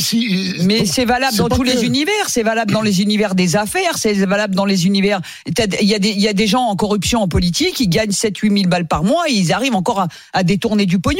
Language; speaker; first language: French; native; French